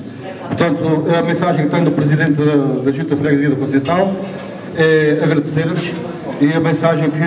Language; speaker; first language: Portuguese; native; Portuguese